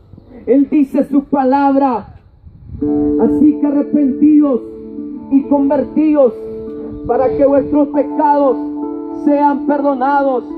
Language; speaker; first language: Spanish; native; Spanish